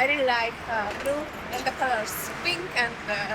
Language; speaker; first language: English; non-native, learner; Hungarian